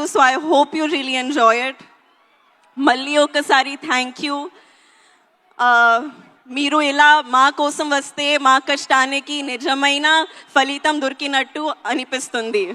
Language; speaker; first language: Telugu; non-native, learner; Hindi